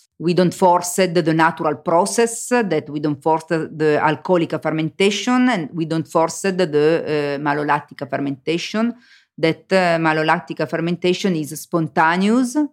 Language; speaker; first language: English; non-native, learner; Italian